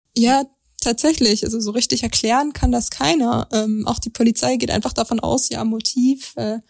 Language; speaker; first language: German; native; German